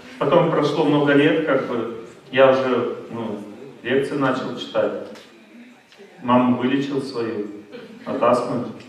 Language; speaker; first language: Russian; native; Russian